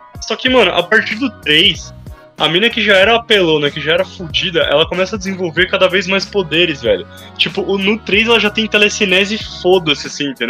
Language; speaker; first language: Portuguese; native; Portuguese